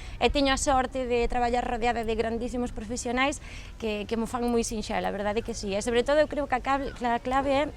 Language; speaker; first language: Galician; native; Galician